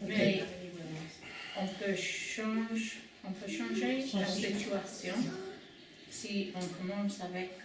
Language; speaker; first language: French; non-native, learner; English